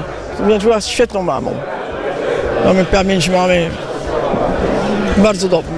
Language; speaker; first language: Polish; early bilingual, heritage; Italian